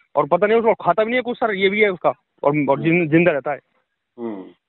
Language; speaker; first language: Hindi; native; Hindi